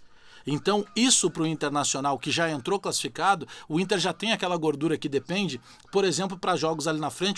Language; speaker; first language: Portuguese; native; Portuguese